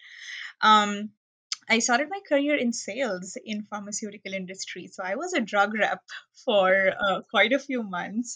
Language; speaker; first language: English; non-native, local second language; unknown